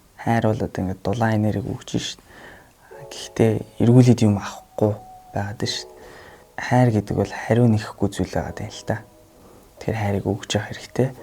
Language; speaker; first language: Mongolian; non-native, fluent; Russian